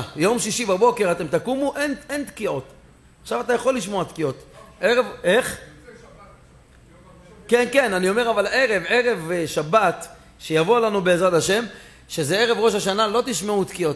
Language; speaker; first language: Hebrew; native; Hebrew